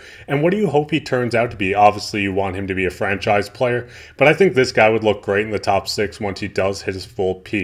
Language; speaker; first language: English; native; English